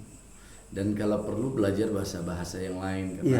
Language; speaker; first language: Indonesian; non-native, fluent; English